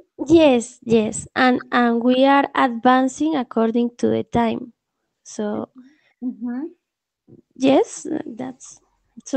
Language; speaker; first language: English; non-native, learner; Spanish